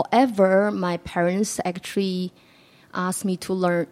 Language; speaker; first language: English; non-native, fluent; Chinese